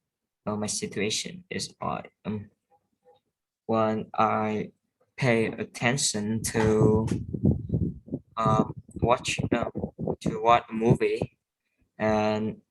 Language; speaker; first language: English; non-native, learner; Vietnamese